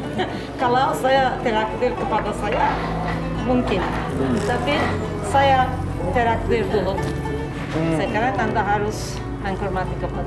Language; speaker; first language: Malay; non-native, fluent; Turkish